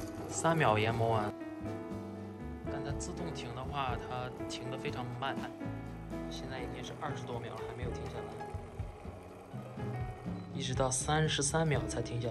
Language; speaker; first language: Chinese; native; Chinese